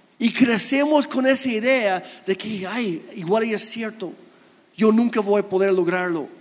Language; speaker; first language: Spanish; non-native, fluent; English